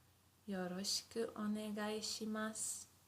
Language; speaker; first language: Japanese; non-native, fluent; English